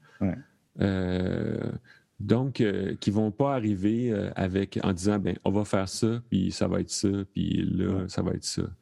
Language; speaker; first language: French; native; French